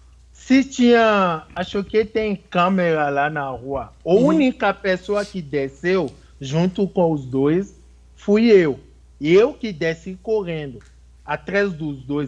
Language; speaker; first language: Portuguese; non-native, fluent; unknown